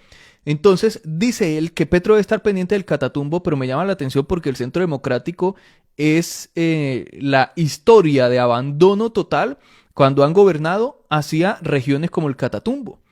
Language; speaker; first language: Spanish; native; Spanish